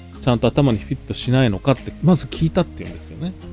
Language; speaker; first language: Japanese; native; Japanese